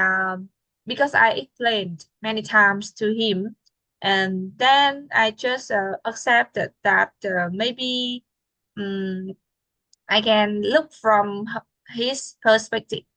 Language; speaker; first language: English; non-native, fluent; Vietnamese